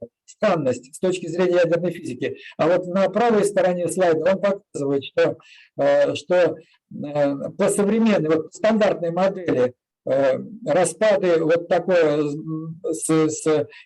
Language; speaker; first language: Russian; native; Russian